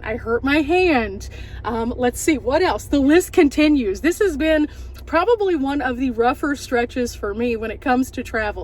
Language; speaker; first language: English; native; English